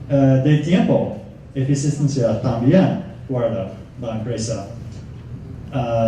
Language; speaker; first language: Spanish; non-native, fluent; English